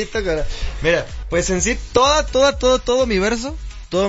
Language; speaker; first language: Spanish; native; Spanish